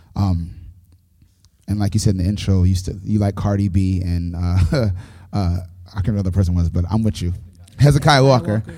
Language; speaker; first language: English; native; English